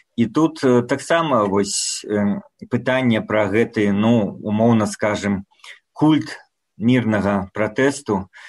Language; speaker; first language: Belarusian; non-native, local second language; Russian